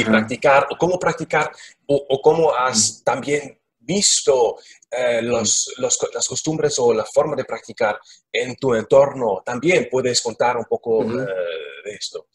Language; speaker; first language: Spanish; non-native, learner; German